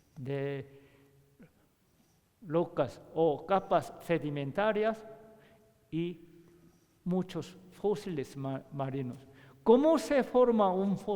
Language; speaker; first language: Spanish; non-native, learner; Korean